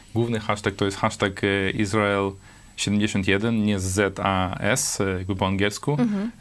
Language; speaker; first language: Polish; non-native, fluent; Hebrew